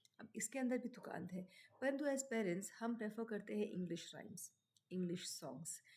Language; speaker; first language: Hindi; native; Hindi